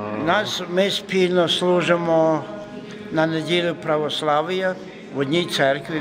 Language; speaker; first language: Ukrainian; early bilingual, heritage; Ukrainian